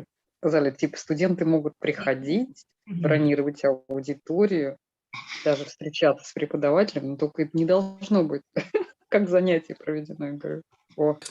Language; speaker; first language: Russian; native; Russian